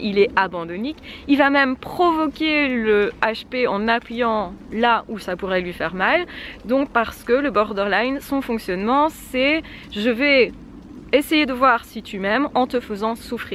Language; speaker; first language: French; native; French